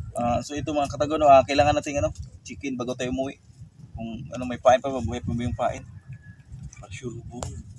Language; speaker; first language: Filipino; non-native, local second language; Cebuano